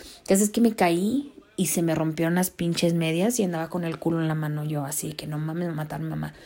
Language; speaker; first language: Spanish; early bilingual, heritage; Spanish